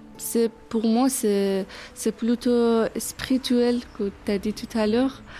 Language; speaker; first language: French; non-native, fluent; Persian